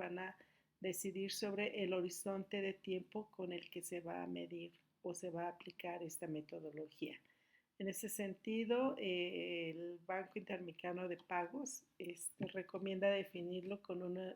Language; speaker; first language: Spanish; native; Spanish